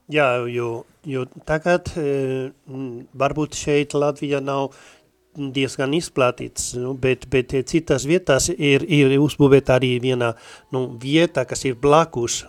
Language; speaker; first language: Latvian; non-native, fluent; Spanish